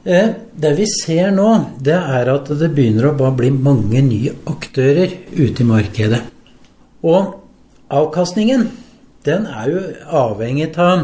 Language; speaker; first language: Norwegian; native; Norwegian